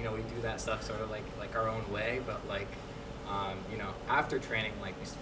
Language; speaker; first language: English; native; English